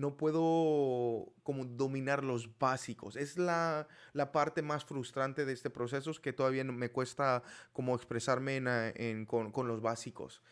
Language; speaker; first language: Spanish; non-native, fluent; English